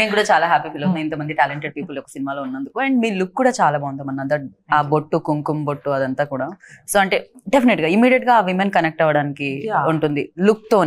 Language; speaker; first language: Telugu; native; Telugu